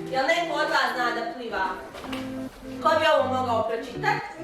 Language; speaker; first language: Bosnian; native; Bosnian